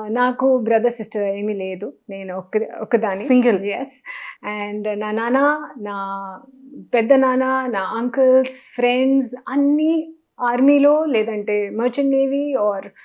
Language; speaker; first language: Telugu; non-native, learner; Hindi